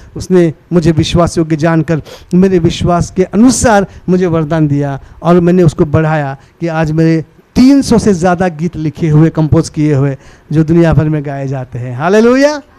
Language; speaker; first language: Hindi; non-native, local second language; Marathi